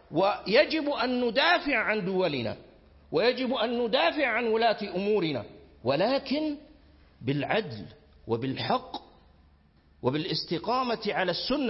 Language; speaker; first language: Arabic; native; Arabic